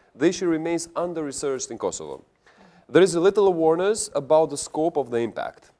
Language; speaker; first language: English; non-native, fluent; Albanian